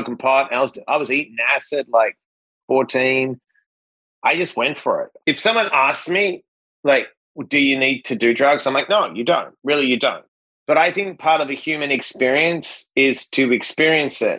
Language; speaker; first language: English; native; English